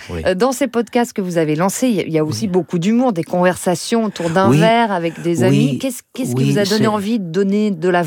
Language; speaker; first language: French; native; French